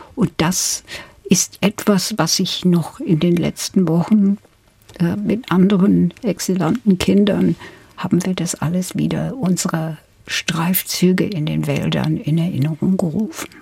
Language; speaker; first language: German; non-native, fluent; English